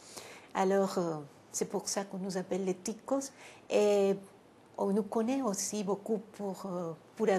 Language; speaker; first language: French; non-native, fluent; Spanish